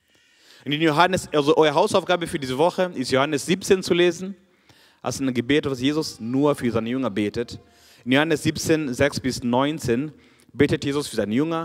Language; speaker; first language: German; non-native, fluent; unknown